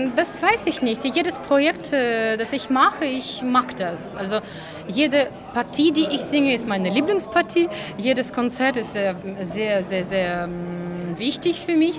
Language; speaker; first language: German; non-native, fluent; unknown